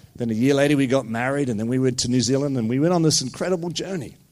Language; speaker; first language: English; native; English